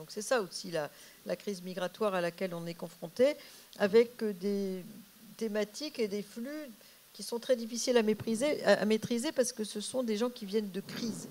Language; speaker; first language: French; native; French